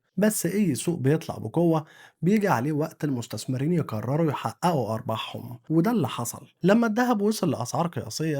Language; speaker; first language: Arabic; native; Arabic